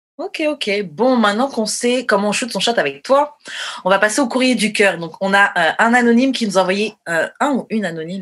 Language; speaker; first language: French; native; French